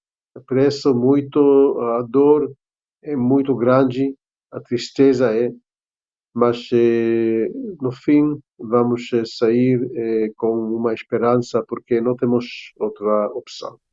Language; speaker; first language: Portuguese; non-native, fluent; Hebrew